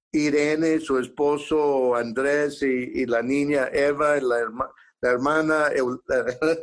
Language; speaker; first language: Spanish; early bilingual, heritage; Spanish